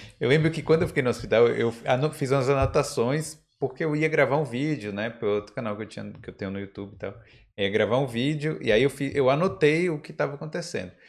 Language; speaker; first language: Portuguese; native; Portuguese